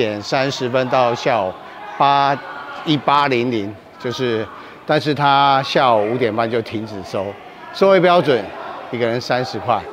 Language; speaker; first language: Chinese; native; Chinese